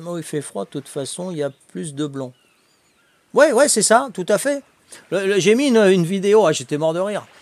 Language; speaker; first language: French; native; French